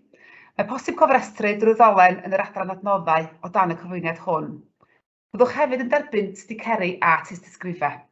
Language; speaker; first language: Welsh; native; Welsh